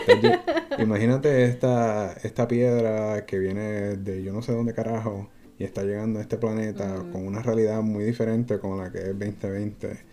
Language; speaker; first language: Spanish; native; Spanish